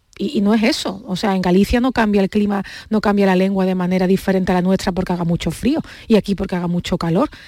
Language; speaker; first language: Spanish; native; Spanish